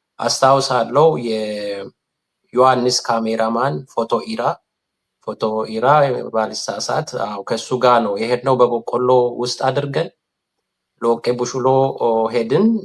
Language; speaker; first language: Amharic; non-native, local second language; Sidamo